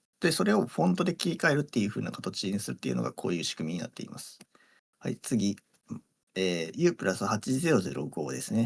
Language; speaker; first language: Japanese; native; Japanese